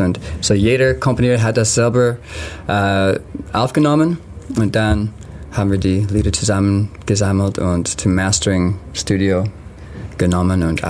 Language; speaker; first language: German; non-native, learner; English